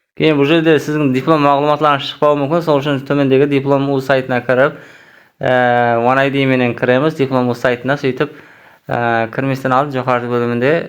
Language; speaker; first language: Uzbek; non-native, local second language; Kara-Kalpak